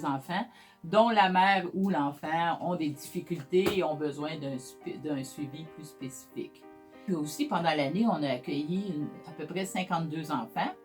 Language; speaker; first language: French; native; French